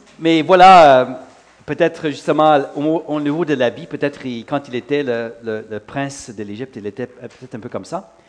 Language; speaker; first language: French; non-native, local second language; English